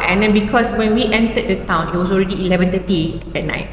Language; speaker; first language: English; non-native, local second language; Malay